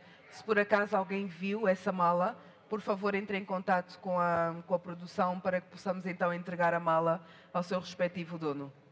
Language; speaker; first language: Portuguese; native; Portuguese